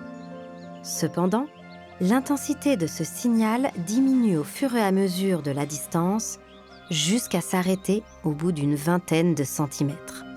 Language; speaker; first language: French; native; French